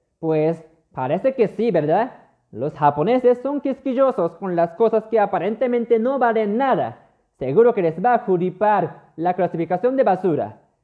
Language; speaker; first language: Spanish; non-native, fluent; Japanese